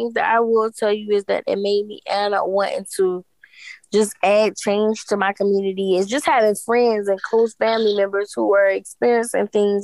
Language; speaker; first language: English; native; English